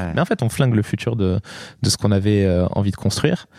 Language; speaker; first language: French; non-native, local second language; Arabic